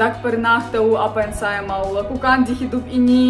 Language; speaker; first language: Indonesian; non-native, learner; Ukrainian